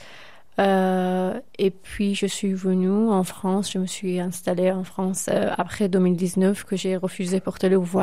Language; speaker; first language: French; non-native, fluent; Persian